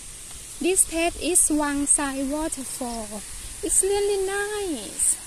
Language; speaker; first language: English; non-native, learner; Thai